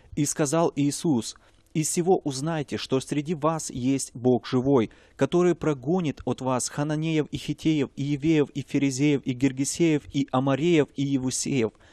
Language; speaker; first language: Russian; native; Russian